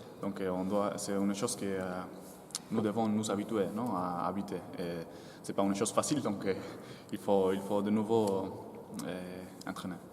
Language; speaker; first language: French; non-native, fluent; Spanish